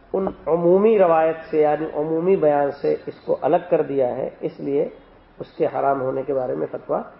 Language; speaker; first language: Urdu; native; Urdu